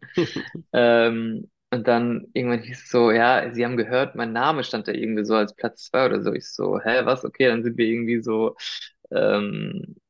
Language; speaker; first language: German; early bilingual, other home language; Spanish